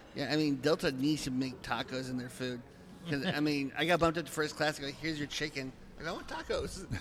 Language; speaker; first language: English; native; English